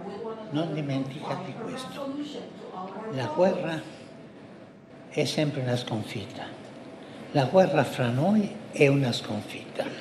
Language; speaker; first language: Italian; non-native, fluent; Spanish